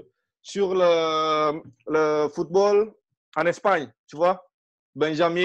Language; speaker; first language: French; non-native, fluent; Indonesian